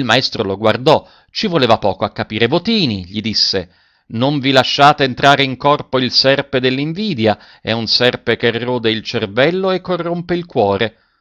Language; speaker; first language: Italian; native; Italian